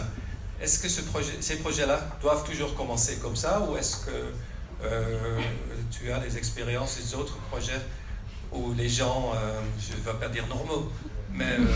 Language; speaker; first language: French; non-native, fluent; Dutch